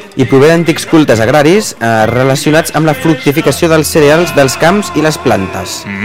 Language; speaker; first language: Catalan; native; Catalan